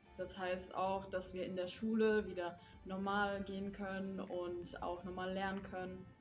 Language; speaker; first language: German; early bilingual, other home language; Polish